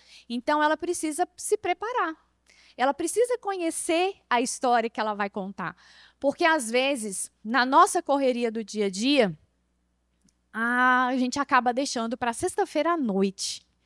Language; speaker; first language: Portuguese; native; Portuguese